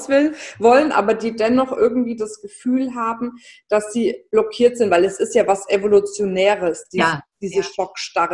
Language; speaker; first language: German; native; German